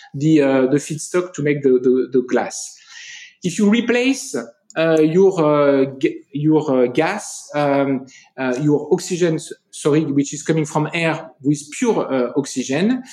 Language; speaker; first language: English; non-native, fluent; French